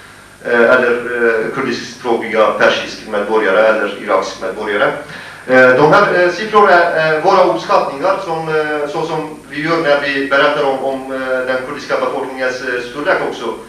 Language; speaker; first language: Swedish; non-native, fluent; Kurdish